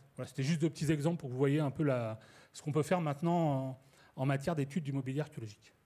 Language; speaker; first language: French; native; French